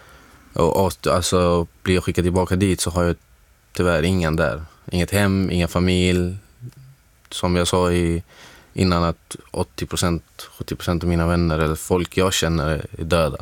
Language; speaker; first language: Swedish; non-native, fluent; Arabic